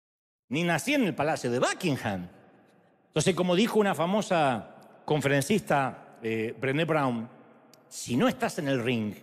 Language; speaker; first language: Spanish; native; Spanish